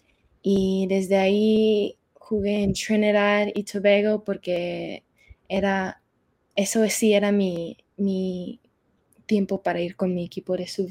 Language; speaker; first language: Spanish; early bilingual, heritage; Spanish